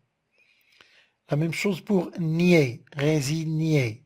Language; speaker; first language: French; non-native, local second language; Arabic